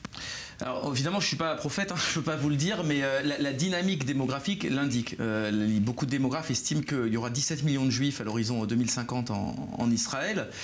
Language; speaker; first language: French; native; French